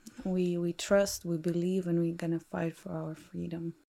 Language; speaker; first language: English; non-native, fluent; Russian